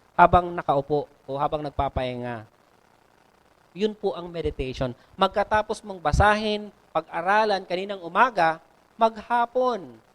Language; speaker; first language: Filipino; non-native, local second language; Bikol